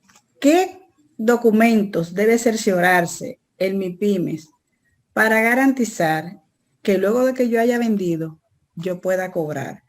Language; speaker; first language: Spanish; native; Spanish